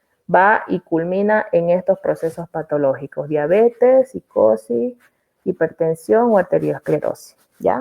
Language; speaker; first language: Spanish; native; Spanish